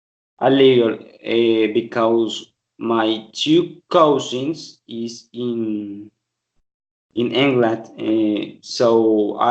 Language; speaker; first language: English; non-native, learner; Spanish